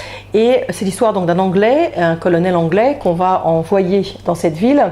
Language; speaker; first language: French; native; French